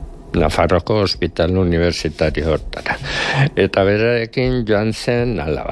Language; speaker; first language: Basque; native; Basque